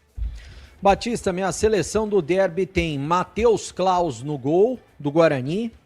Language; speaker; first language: Portuguese; native; Portuguese